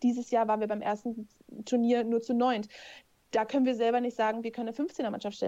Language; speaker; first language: German; native; German